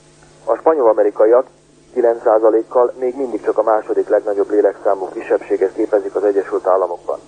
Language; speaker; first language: Hungarian; native; Hungarian